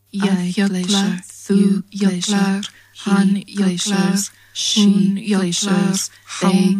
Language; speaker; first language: Icelandic; non-native, learner; English